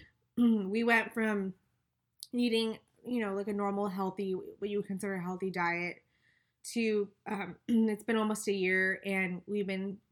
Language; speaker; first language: English; native; English